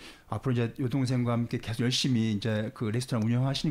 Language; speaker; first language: Korean; native; Korean